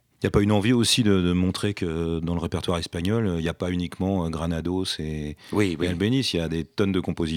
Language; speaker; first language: French; native; French